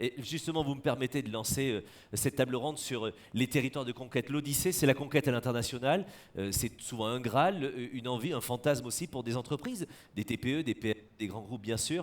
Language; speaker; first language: French; native; French